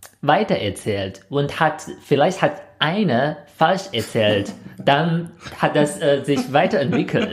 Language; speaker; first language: German; non-native, fluent; Chinese